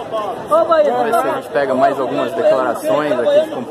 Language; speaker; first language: Portuguese; native; Portuguese